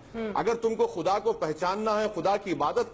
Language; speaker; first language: Urdu; native; Urdu